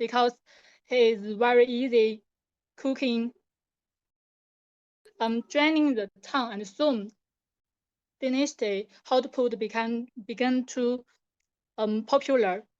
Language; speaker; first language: English; non-native, learner; Chinese